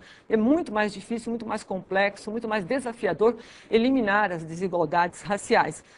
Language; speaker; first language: Portuguese; native; Portuguese